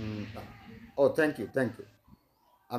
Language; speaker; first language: English; non-native, learner; Bangla